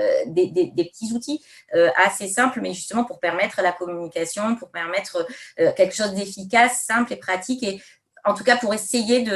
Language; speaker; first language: French; native; French